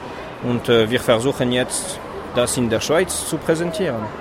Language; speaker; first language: German; non-native, fluent; French